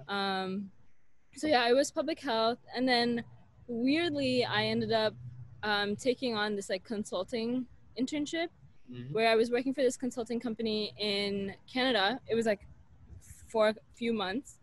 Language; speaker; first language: English; native; English